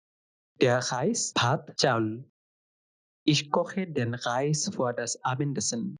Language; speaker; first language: German; non-native, fluent; Bangla